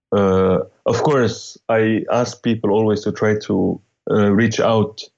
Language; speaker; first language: English; non-native, fluent; Arabic